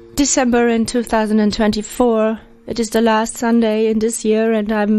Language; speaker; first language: English; non-native, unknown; German